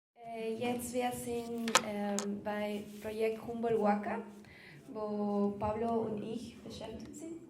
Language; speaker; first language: German; non-native, learner; Spanish